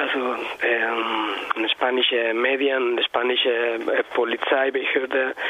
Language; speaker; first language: German; non-native, learner; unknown